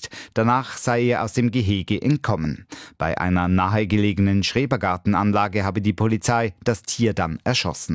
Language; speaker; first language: German; native; German